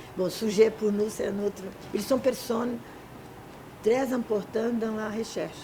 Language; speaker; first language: French; non-native, fluent; Portuguese